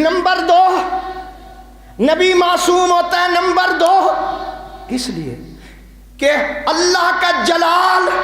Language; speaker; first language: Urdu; non-native, local second language; Punjabi